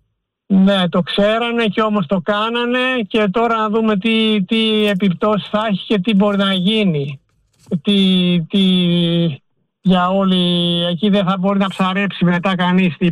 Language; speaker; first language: Greek; native; Greek